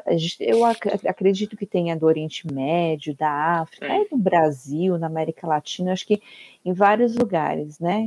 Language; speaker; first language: Portuguese; native; Portuguese